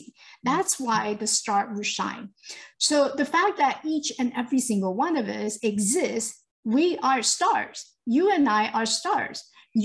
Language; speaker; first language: English; non-native, fluent; Chinese